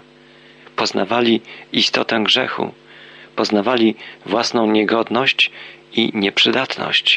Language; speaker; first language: Polish; native; Polish